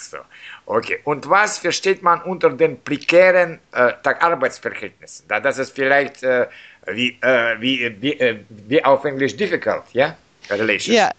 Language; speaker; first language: German; non-native, learner; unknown